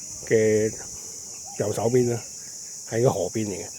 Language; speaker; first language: Chinese; native; Chinese